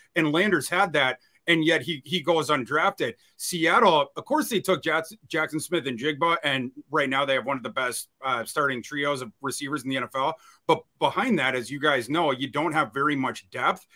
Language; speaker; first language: English; native; English